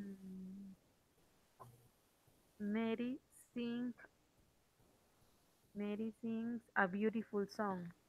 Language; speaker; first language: English; non-native, learner; Spanish